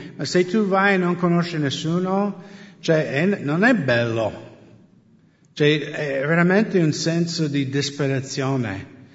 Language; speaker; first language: Italian; non-native, fluent; English